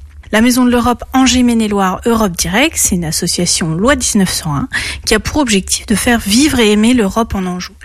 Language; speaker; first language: French; native; French